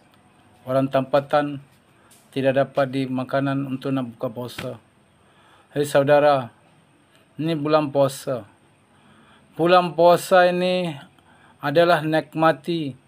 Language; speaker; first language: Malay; non-native, learner; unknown